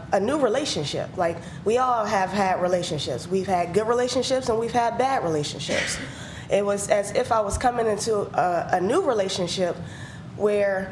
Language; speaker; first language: English; native; English